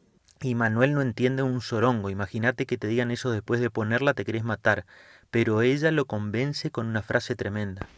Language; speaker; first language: Spanish; native; Spanish